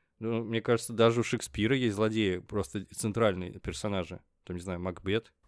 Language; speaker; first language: Russian; native; Russian